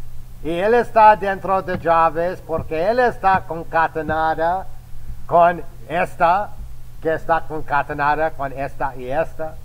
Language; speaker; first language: Spanish; non-native, fluent; English